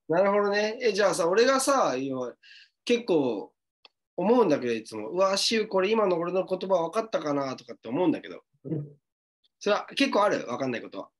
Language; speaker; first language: Japanese; native; Japanese